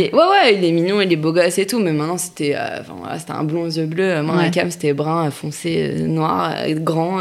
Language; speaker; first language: French; native; French